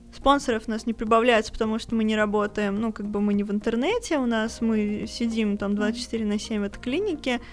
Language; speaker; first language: Russian; native; Russian